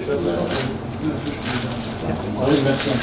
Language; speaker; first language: French; native; French